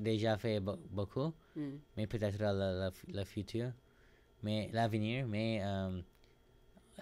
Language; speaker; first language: French; non-native, learner; English